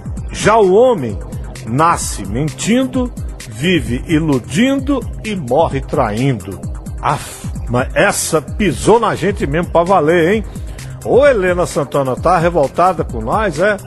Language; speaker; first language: Portuguese; native; Portuguese